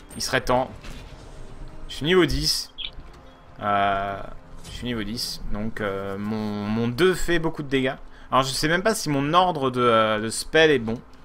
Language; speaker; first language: French; native; French